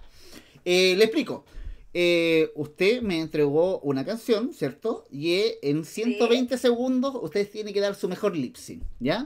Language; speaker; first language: Spanish; native; Spanish